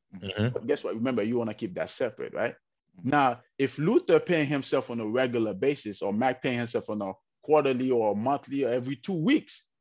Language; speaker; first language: English; early bilingual, heritage; English